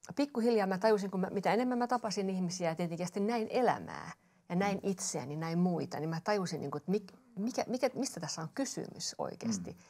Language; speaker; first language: Finnish; native; Finnish